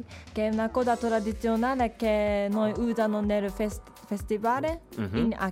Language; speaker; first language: Italian; non-native, learner; Japanese